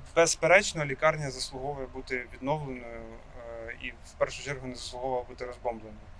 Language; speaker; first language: Ukrainian; non-native, local second language; Russian